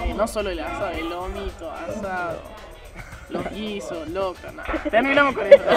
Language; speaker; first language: Spanish; non-native, learner; German